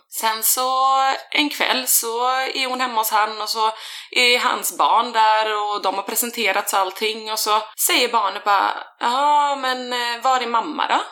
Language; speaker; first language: Swedish; native; Swedish